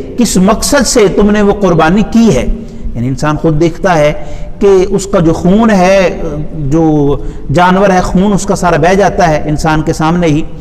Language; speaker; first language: Urdu; non-native, local second language; Punjabi